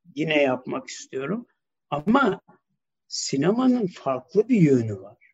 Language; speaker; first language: Turkish; early bilingual, heritage; Turkish